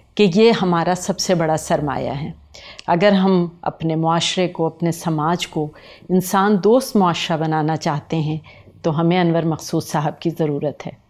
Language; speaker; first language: Urdu; native; Urdu